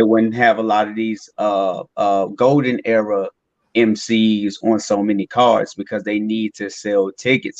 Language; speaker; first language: English; native; English